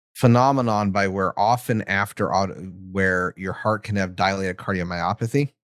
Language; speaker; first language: English; native; English